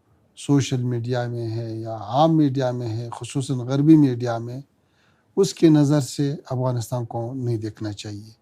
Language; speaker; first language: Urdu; non-native, learner; Pashto